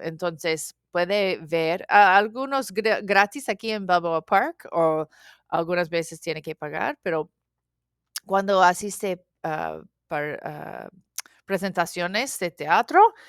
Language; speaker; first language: Spanish; non-native, learner; English